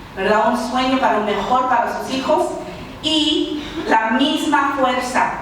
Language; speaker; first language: Spanish; early bilingual, heritage; Spanish